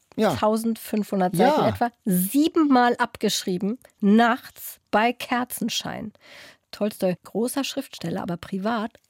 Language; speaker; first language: German; native; German